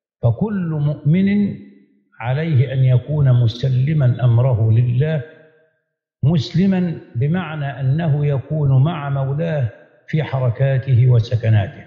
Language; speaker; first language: Arabic; native; Arabic